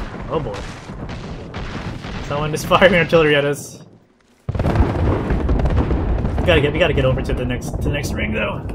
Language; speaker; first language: English; native; English